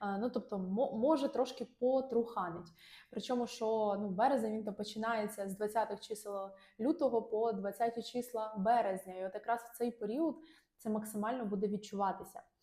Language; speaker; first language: Ukrainian; non-native, local second language; Russian